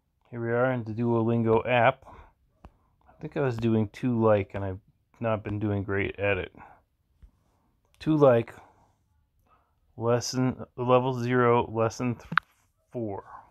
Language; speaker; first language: English; native; English